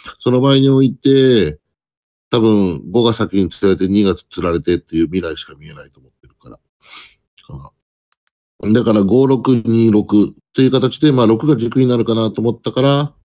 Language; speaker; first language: Japanese; native; Japanese